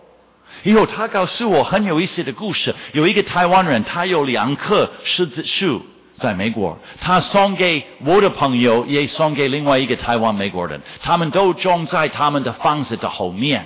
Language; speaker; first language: Chinese; non-native, fluent; English